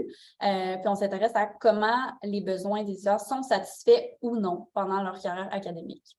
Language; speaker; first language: French; native; French